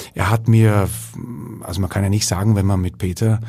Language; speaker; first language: German; non-native, fluent; Danish